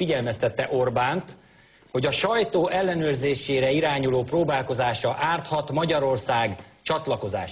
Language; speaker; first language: Hungarian; native; Hungarian